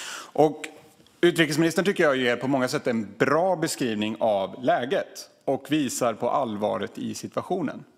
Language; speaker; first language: Swedish; native; Swedish